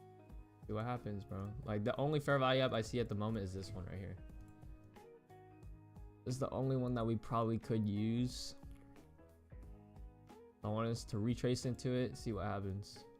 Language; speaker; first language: English; native; English